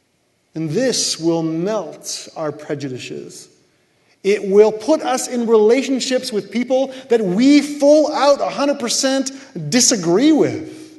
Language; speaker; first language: English; native; English